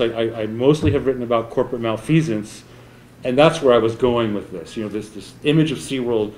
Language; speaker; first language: English; native; English